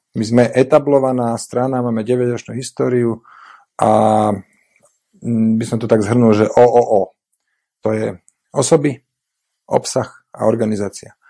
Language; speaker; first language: Slovak; native; Slovak